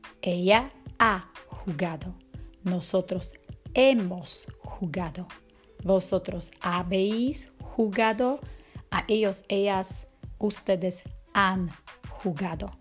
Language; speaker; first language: Spanish; non-native, fluent; Slovak